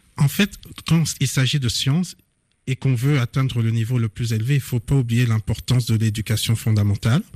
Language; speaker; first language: French; non-native, local second language; Lingala